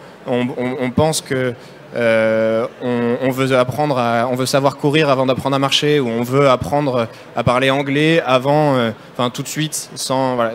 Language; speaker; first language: French; native; French